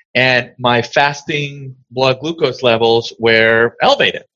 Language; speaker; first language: English; non-native, fluent; Spanish